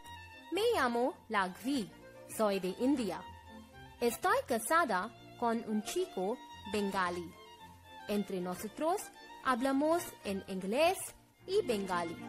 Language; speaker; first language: Spanish; non-native, learner; Hindi